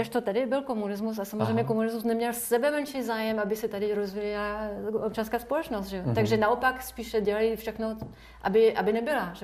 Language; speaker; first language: Czech; non-native, fluent; French